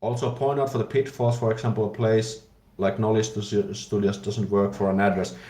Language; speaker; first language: English; non-native, fluent; Finnish